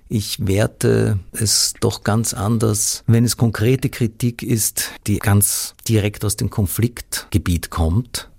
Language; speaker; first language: German; native; German